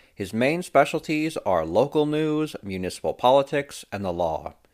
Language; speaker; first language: English; non-native, fluent; French